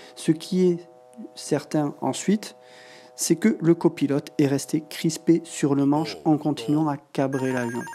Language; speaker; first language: French; native; French